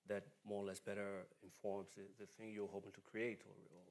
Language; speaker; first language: English; non-native, local second language; Bini